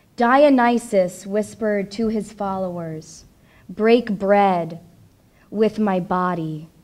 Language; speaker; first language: English; native; English